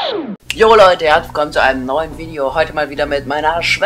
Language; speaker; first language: German; native; German